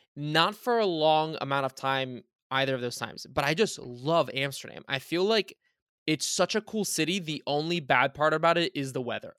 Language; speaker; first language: English; early bilingual, other home language; Bulgarian